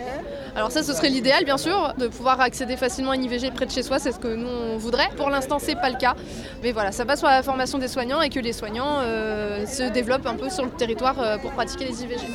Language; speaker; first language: French; native; French